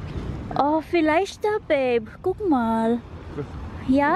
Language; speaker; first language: German; non-native, learner; Cebuano